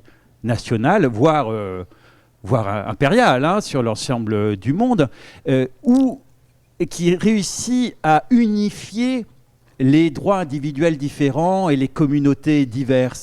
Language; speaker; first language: French; native; French